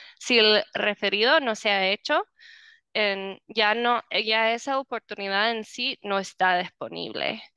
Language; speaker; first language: Spanish; non-native, fluent; English